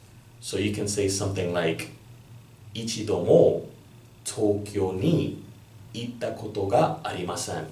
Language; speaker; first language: Japanese; non-native, learner; English